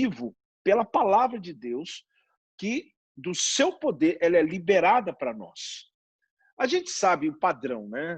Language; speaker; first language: Portuguese; native; Portuguese